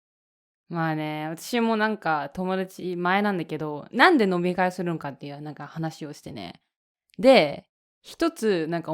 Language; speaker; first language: Japanese; native; Japanese